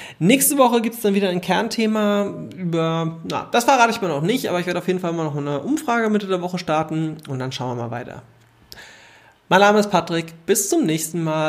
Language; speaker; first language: German; native; German